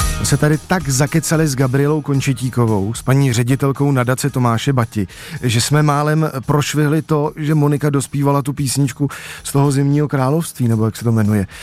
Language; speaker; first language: Czech; native; Czech